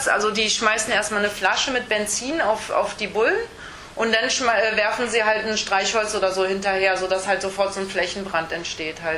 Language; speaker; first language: German; native; German